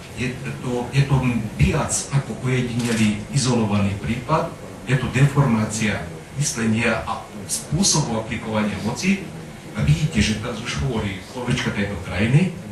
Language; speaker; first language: Slovak; non-native, local second language; Hungarian